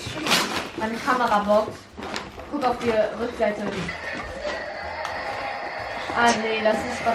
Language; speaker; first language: German; early bilingual, other home language; Filipino